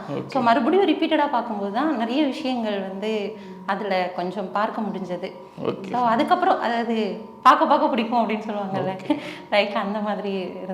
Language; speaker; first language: Tamil; native; Tamil